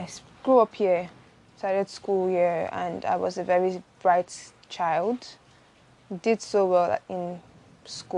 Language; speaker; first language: English; non-native, local second language; Igbo